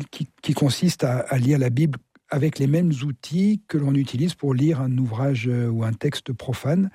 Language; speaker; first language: French; native; French